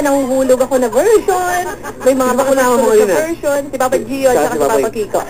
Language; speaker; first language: Filipino; native; Filipino